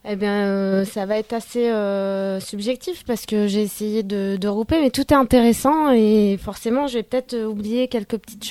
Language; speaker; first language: French; native; French